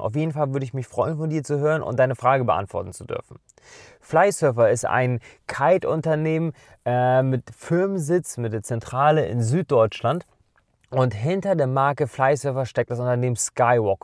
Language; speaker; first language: German; native; German